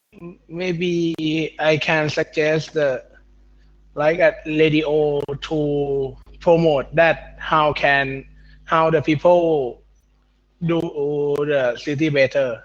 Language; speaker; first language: English; non-native, learner; Thai